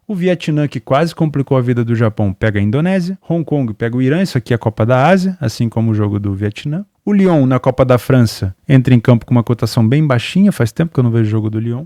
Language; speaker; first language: Portuguese; native; Portuguese